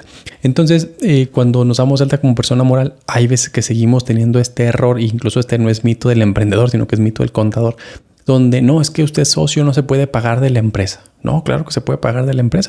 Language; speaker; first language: Spanish; native; Spanish